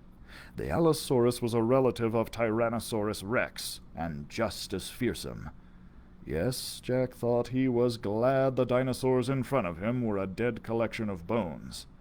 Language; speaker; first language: English; native; English